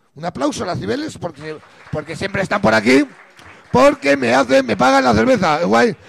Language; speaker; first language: Spanish; native; Spanish